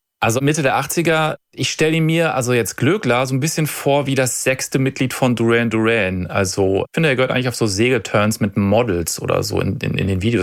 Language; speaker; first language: German; native; German